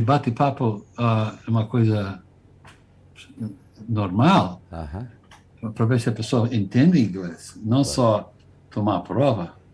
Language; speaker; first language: Portuguese; non-native, fluent; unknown